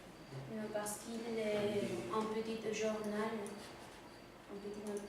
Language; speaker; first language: French; non-native, learner; Spanish